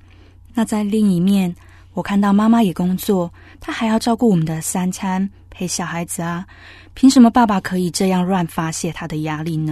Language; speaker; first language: Chinese; native; Chinese